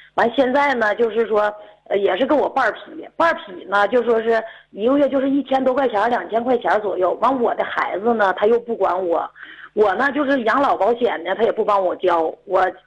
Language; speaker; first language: Chinese; native; Chinese